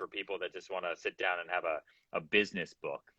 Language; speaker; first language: English; native; English